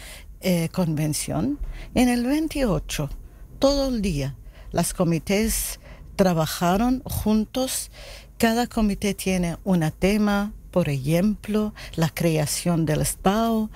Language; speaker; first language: Spanish; non-native, learner; Arabic